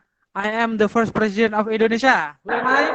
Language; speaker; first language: English; non-native, fluent; Indonesian